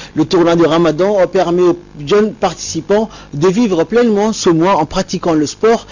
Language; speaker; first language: French; non-native, local second language; Somali